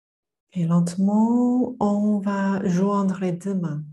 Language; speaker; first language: French; non-native, fluent; Chinese